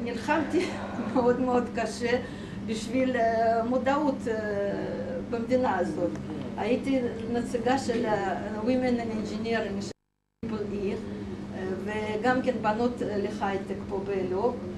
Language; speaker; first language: Hebrew; non-native, fluent; Russian